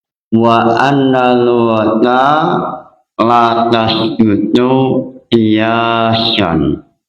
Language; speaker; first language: Arabic; non-native, fluent; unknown